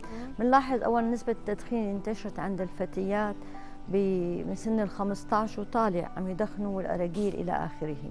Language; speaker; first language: Arabic; native; Arabic